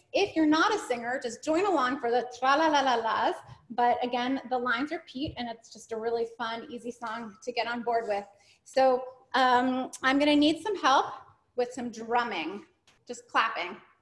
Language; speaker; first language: English; native; English